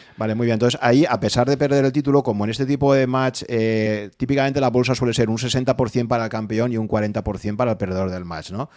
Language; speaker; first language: Spanish; native; Spanish